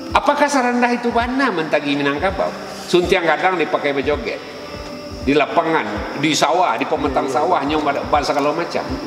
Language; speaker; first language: Malay; non-native, local second language; Minangkabau